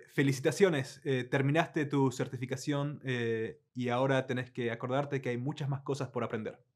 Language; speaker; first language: English; non-native, fluent; Spanish